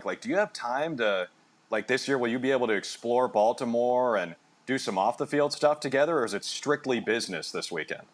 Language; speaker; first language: English; native; English